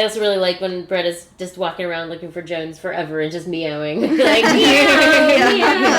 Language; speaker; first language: English; native; English